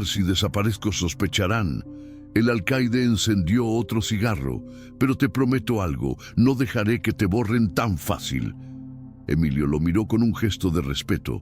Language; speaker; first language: Spanish; native; Spanish